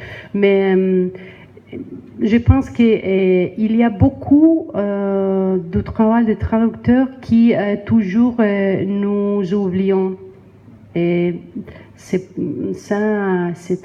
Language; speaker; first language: French; non-native, learner; Spanish